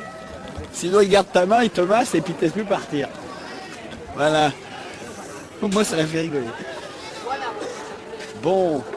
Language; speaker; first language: French; native; French